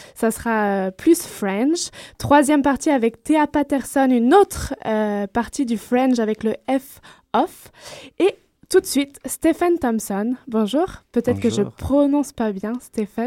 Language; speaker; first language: French; native; French